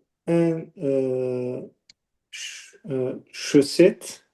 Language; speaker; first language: French; non-native, learner; Azerbaijani